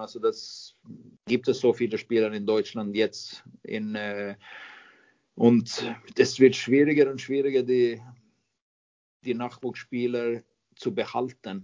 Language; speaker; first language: German; non-native, fluent; Swedish